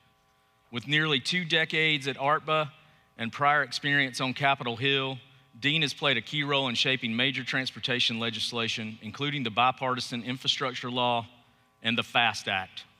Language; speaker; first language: English; native; English